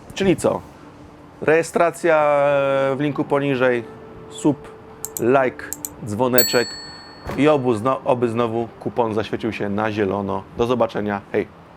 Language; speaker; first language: Polish; native; Polish